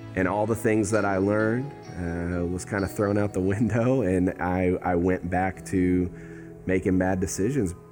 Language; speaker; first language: English; native; English